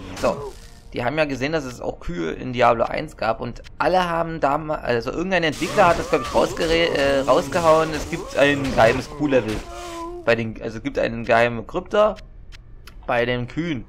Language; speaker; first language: German; native; German